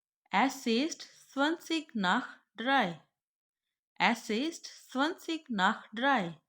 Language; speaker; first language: German; non-native, fluent; Urdu